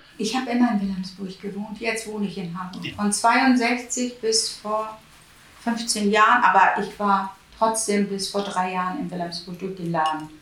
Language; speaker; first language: German; early bilingual, other home language; Italian